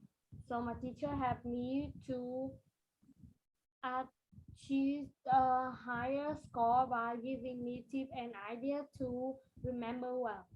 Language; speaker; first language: English; non-native, learner; Vietnamese